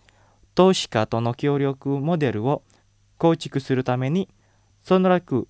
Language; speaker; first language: Japanese; non-native, fluent; Indonesian